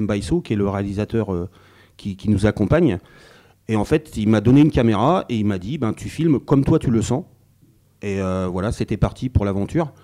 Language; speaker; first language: French; native; French